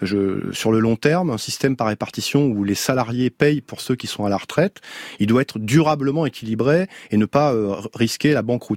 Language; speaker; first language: French; native; French